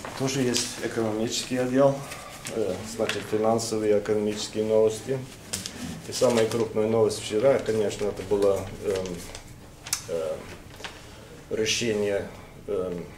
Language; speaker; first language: Russian; non-native, fluent; Norwegian